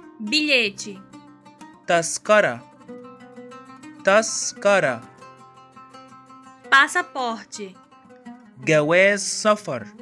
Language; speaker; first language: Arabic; non-native, fluent; Portuguese